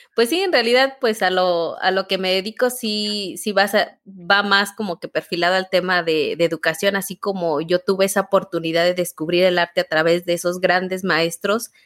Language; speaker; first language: Spanish; native; Spanish